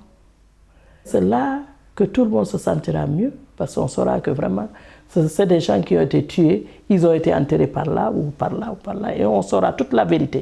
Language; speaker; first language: French; non-native, local second language; Fula